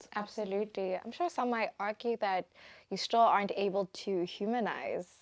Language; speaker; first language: English; non-native, local second language; Tswana